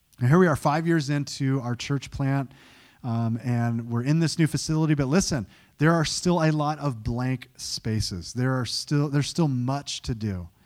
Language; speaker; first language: English; native; English